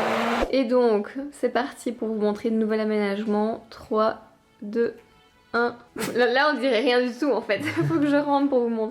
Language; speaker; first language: French; native; French